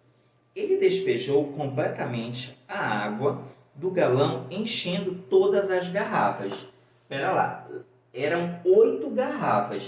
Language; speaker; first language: Portuguese; native; Portuguese